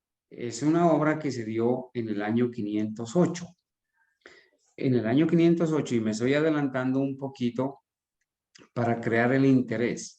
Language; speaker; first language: Spanish; native; Spanish